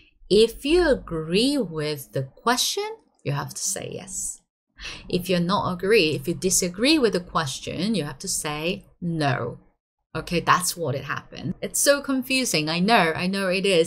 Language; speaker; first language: English; non-native, fluent; Korean